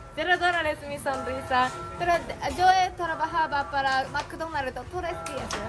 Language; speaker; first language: Spanish; non-native, fluent; Japanese